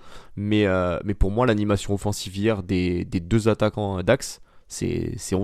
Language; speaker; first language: French; native; French